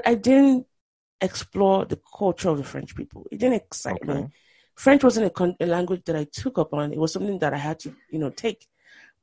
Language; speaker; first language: English; non-native, local second language; Yoruba